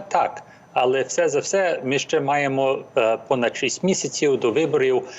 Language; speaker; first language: Ukrainian; early bilingual, heritage; English